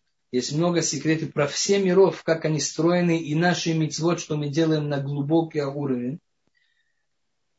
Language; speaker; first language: Russian; non-native, fluent; Hebrew